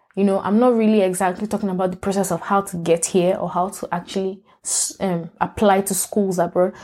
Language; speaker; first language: English; non-native, local second language; Yoruba